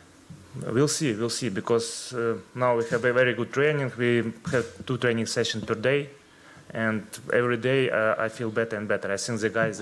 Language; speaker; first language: English; non-native, learner; Ukrainian